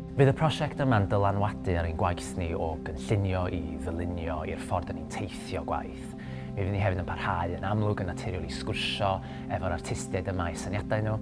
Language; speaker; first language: Welsh; native; Welsh